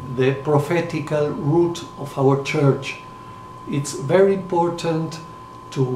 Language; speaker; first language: English; non-native, fluent; Spanish